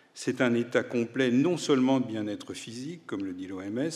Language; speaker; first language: French; native; French